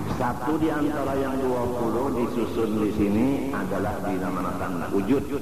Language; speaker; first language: Malay; non-native, local second language; Banjar